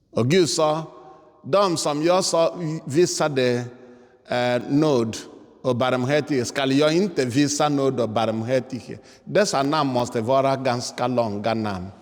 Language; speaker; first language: Swedish; non-native, fluent; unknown